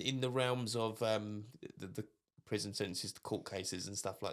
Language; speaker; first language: English; native; English